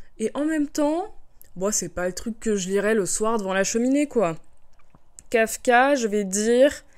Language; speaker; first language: French; native; French